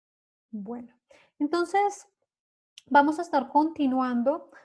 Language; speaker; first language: Spanish; native; Spanish